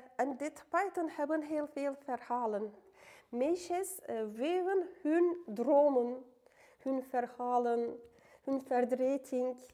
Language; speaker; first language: Dutch; non-native, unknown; Turkish